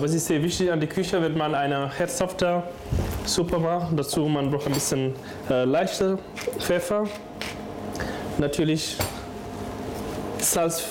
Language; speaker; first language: German; non-native, fluent; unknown